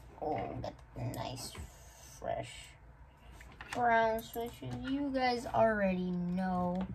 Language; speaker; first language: English; native; English